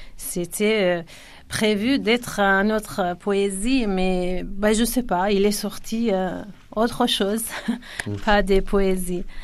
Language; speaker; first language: French; non-native, fluent; Kurdish